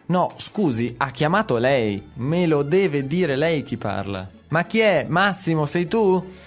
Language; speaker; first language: Italian; native; Italian